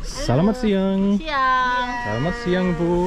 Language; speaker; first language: Indonesian; non-native, learner; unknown